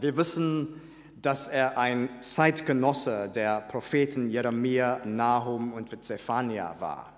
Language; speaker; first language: German; non-native, fluent; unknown